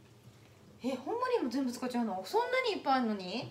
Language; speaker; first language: Japanese; native; Japanese